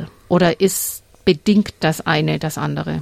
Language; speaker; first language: German; native; German